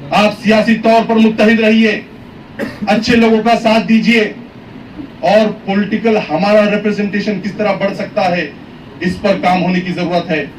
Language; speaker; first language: Urdu; native; Urdu